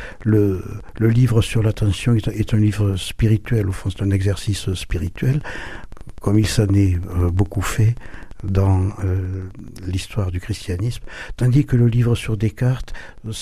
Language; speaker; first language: French; native; French